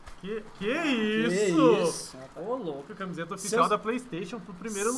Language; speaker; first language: Portuguese; native; Portuguese